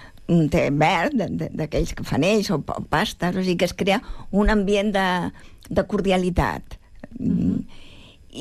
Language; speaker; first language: Catalan; native; Catalan